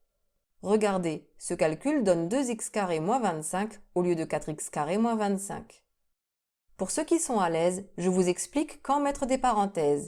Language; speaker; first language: French; native; French